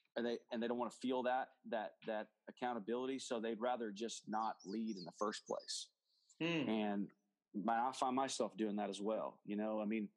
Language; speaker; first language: English; native; English